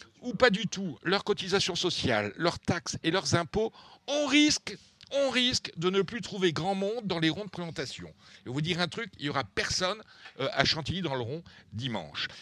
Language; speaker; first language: French; native; French